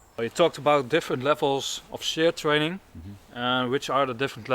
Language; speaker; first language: English; non-native, fluent; Dutch